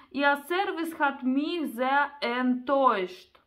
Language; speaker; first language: German; non-native, learner; Russian